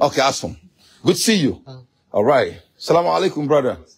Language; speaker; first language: English; non-native, fluent; Bambara